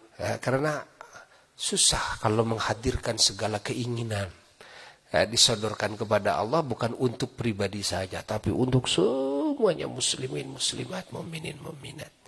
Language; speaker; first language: Indonesian; non-native, local second language; Sundanese